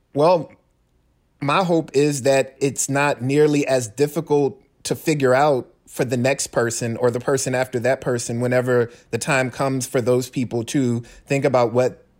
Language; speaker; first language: English; native; English